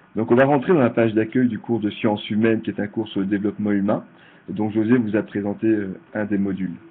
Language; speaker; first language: French; native; French